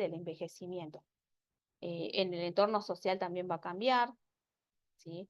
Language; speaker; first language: Spanish; native; Spanish